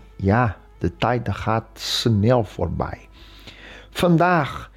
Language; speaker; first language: Dutch; non-native, fluent; Portuguese